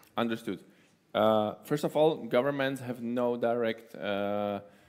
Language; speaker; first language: English; non-native, fluent; Czech